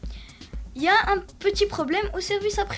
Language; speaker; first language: French; non-native, local second language; Arabic